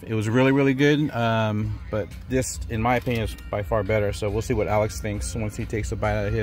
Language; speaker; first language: English; native; English